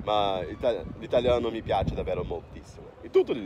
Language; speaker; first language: Italian; non-native, learner; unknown